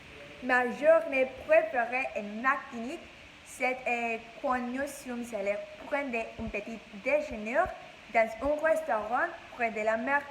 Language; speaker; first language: French; non-native, learner; English